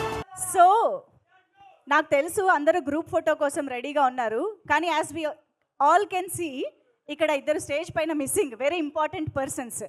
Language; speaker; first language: Telugu; native; Telugu